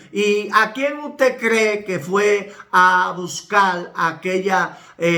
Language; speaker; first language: Spanish; native; Spanish